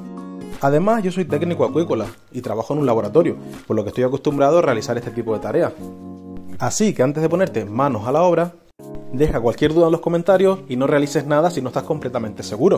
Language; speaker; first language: Spanish; native; Spanish